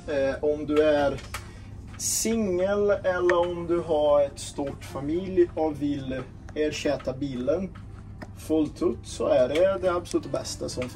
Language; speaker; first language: Swedish; non-native, fluent; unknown